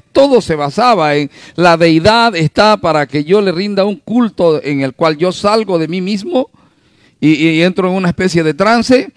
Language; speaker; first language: Spanish; native; Spanish